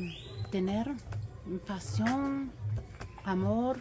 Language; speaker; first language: Spanish; non-native, learner; English